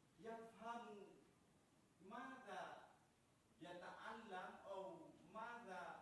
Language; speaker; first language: Arabic; non-native, learner; Achinese